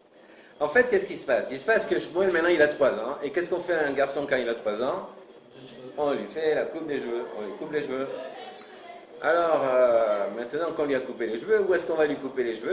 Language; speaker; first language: French; native; French